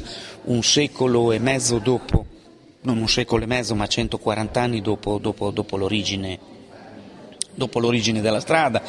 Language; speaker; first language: Italian; native; Italian